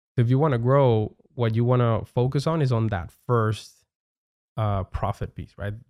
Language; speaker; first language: English; non-native, fluent; Spanish